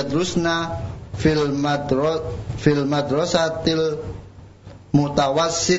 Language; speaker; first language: Arabic; non-native, learner; Indonesian